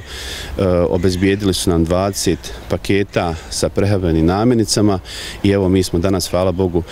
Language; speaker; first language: Croatian; native; Croatian